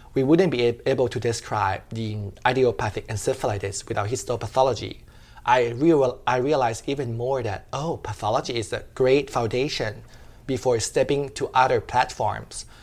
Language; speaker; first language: English; non-native, fluent; Thai